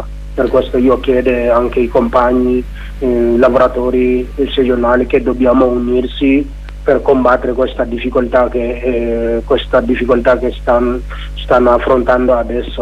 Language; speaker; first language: Italian; non-native, learner; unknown